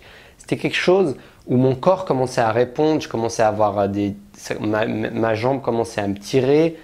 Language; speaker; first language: French; native; French